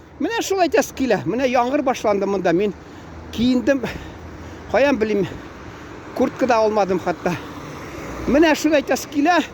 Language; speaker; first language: Tatar; early bilingual, heritage; Tatar